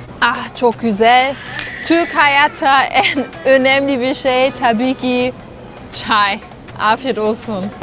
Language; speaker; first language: Turkish; non-native, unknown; German